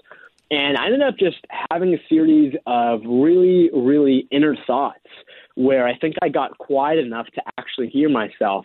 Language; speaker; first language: English; native; English